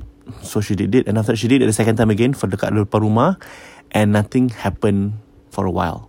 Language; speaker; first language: English; native; English